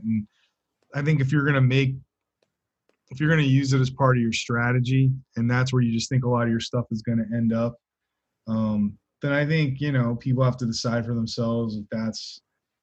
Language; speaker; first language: English; native; English